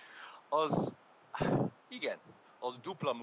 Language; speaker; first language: Hungarian; non-native, learner; English